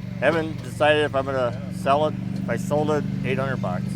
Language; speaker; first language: English; native; English